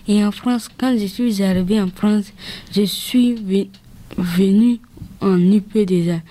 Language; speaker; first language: French; non-native, learner; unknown